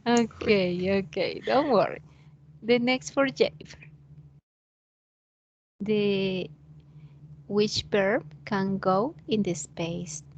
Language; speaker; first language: English; non-native, fluent; Spanish